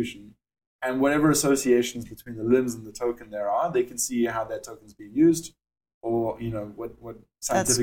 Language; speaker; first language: English; native; English